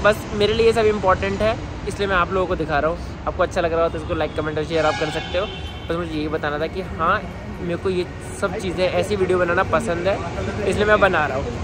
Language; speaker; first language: Hindi; native; Hindi